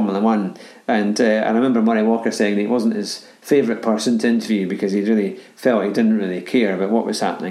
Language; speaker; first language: English; native; English